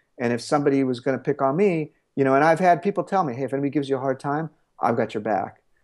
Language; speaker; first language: English; native; English